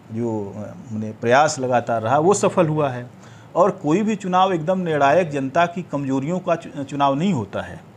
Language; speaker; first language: Hindi; native; Hindi